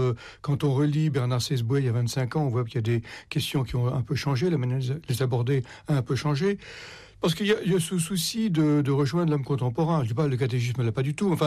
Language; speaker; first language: French; native; French